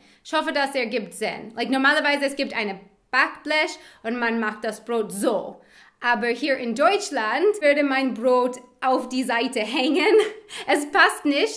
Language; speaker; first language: German; non-native, fluent; English